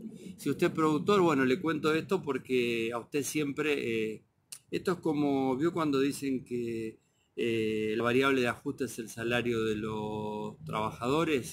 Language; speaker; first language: Spanish; native; Spanish